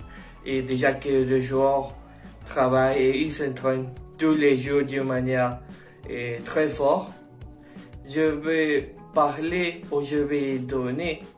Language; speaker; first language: French; non-native, learner; Spanish